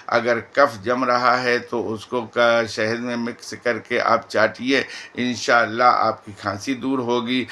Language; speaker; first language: Urdu; native; Urdu